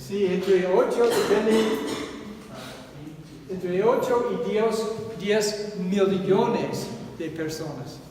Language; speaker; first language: Spanish; non-native, fluent; English